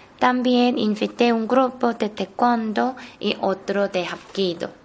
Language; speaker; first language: Spanish; non-native, fluent; Korean